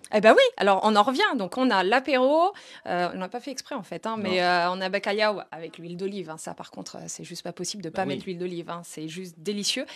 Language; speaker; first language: French; native; French